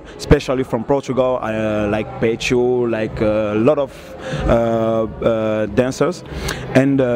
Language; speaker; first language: English; non-native, learner; Portuguese